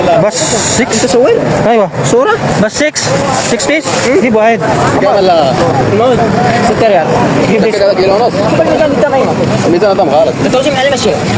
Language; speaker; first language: Filipino; non-native, local second language; Pampanga